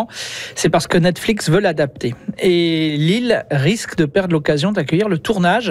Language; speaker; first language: French; native; French